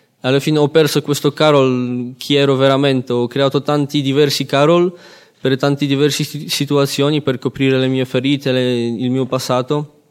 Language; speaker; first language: Italian; non-native, fluent; Polish